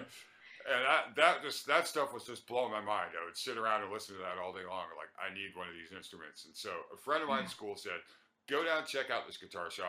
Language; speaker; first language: English; native; English